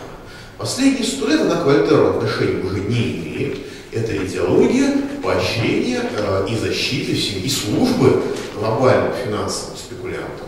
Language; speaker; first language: Russian; native; Russian